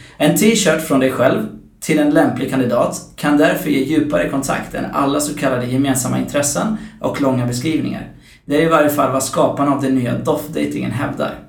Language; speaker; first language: Swedish; early bilingual, other home language; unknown